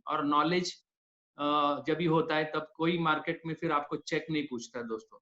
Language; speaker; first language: Hindi; non-native, local second language; Marathi